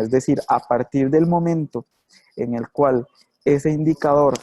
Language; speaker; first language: Spanish; native; Spanish